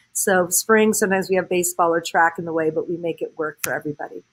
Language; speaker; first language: English; native; English